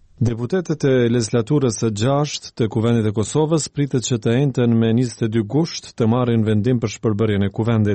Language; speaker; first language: Albanian; native; Albanian